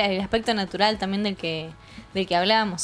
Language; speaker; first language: Spanish; native; Spanish